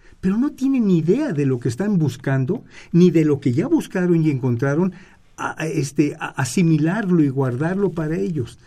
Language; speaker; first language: Spanish; native; Spanish